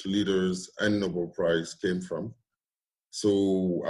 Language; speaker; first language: English; non-native, local second language; French